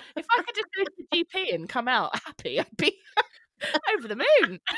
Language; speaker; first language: English; native; English